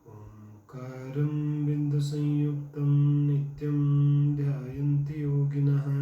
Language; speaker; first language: Hindi; non-native, local second language; Kannada